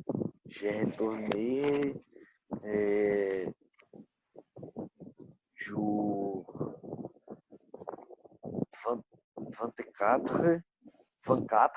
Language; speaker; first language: French; non-native, learner; Portuguese